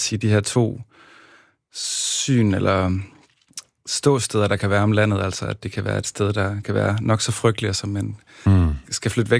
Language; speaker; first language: Danish; native; Danish